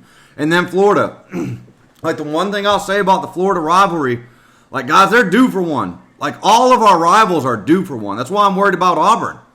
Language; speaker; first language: English; native; English